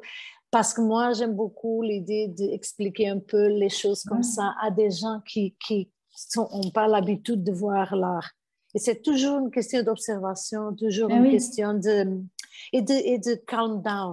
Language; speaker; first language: French; non-native, fluent; Portuguese